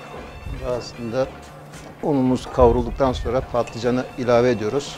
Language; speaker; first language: Turkish; native; Turkish